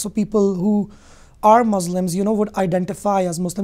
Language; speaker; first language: English; non-native, local second language; Hindi